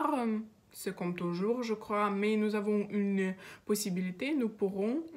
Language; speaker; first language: French; non-native, learner; Russian